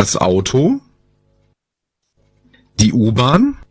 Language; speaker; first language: German; non-native, learner; Ukrainian